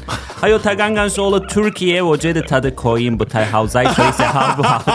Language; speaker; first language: Chinese; non-native, fluent; Turkish